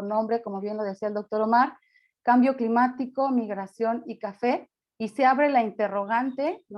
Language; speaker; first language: Spanish; native; Spanish